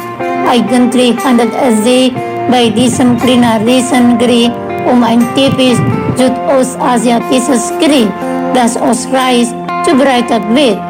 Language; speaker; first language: German; non-native, learner; Indonesian